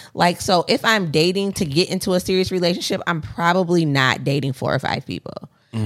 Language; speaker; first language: English; native; English